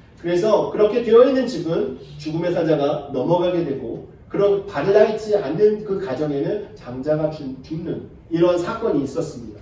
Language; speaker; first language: Korean; native; Korean